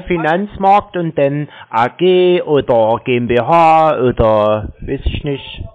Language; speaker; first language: German; native; German